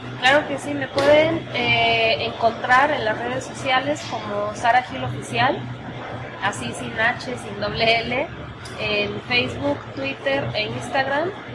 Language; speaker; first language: Spanish; native; Spanish